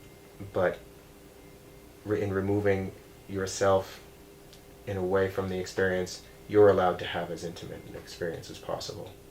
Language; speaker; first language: English; native; English